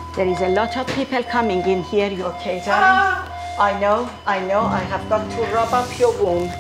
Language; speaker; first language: English; non-native, fluent; Persian